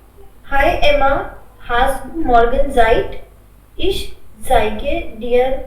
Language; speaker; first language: German; non-native, learner; Hindi